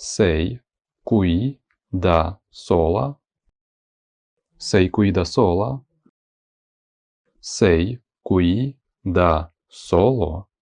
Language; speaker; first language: Italian; non-native, fluent; Ukrainian